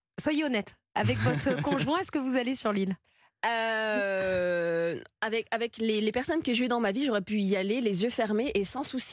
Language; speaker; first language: French; native; French